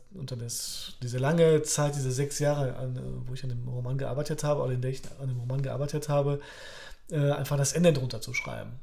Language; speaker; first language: German; early bilingual, other home language; Polish